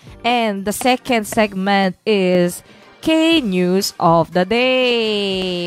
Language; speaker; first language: English; non-native, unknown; Korean